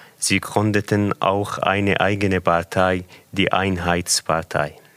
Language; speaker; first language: German; non-native, fluent; Persian